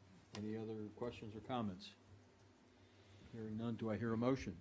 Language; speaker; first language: English; native; English